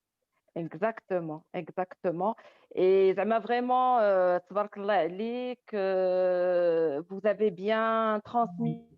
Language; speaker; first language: French; non-native, local second language; Arabic